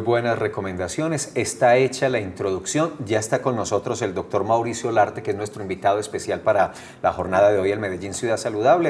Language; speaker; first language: Spanish; native; Spanish